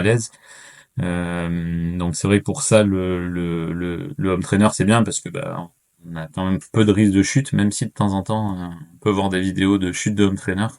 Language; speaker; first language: French; native; French